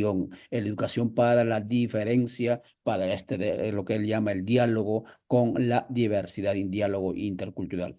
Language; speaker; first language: Spanish; native; Spanish